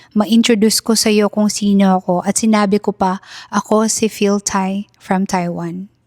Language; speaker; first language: Filipino; native; Filipino